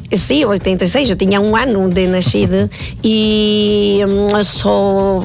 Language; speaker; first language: Portuguese; non-native, fluent; Spanish